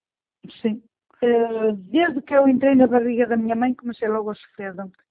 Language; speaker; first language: Portuguese; early bilingual, heritage; Portuguese